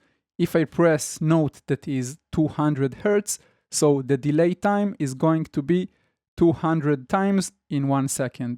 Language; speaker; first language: English; non-native, fluent; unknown